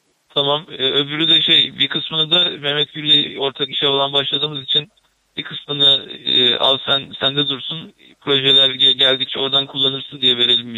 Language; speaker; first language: Turkish; native; Turkish